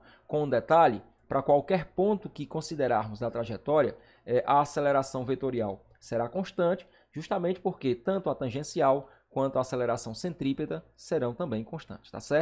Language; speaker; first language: Portuguese; native; Portuguese